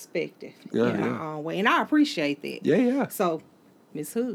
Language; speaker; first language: English; native; English